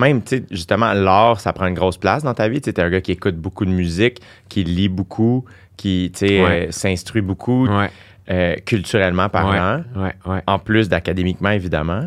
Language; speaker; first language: French; native; French